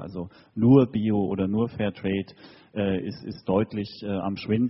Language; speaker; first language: German; native; German